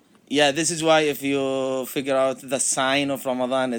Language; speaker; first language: English; non-native, learner; Arabic